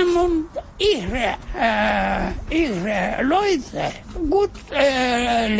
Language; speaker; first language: German; non-native, learner; Russian